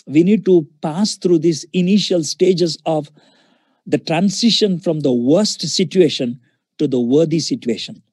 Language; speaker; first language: English; non-native, local second language; Telugu